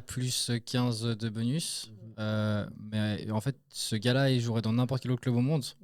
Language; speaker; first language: French; native; French